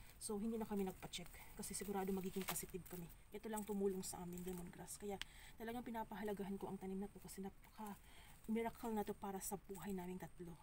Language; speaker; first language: Filipino; non-native, local second language; Cebuano